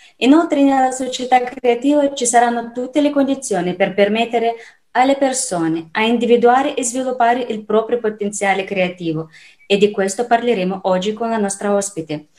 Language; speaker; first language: Italian; non-native, fluent; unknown